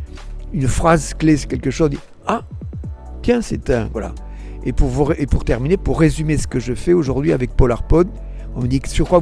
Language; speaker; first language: French; native; French